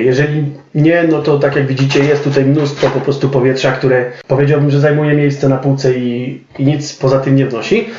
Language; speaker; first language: Polish; native; Polish